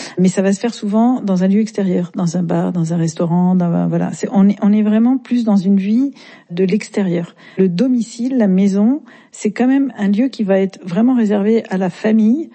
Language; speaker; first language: French; native; French